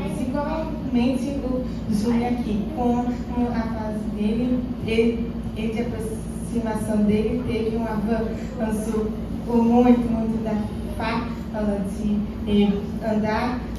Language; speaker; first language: Portuguese; non-native, fluent; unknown